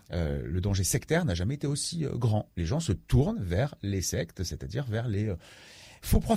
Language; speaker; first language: French; native; French